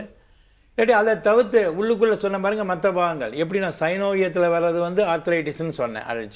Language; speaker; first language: Tamil; native; Tamil